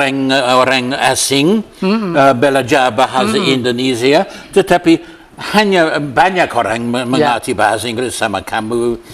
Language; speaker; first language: Indonesian; non-native, learner; English